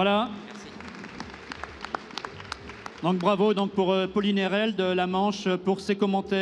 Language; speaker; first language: French; native; French